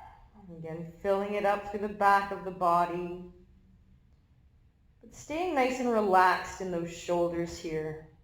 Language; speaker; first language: English; native; English